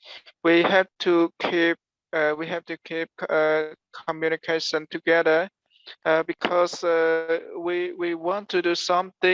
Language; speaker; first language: English; non-native, learner; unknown